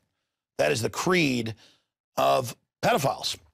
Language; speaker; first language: English; native; English